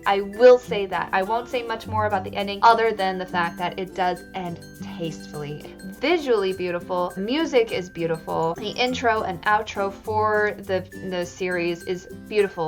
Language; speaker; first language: English; native; English